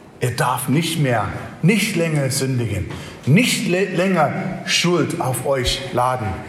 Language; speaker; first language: German; non-native, fluent; English